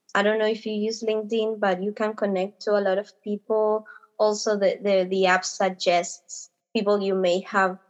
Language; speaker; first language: English; non-native, fluent; Spanish